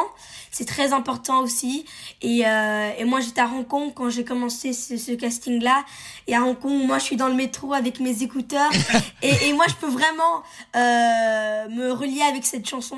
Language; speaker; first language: French; early bilingual, heritage; French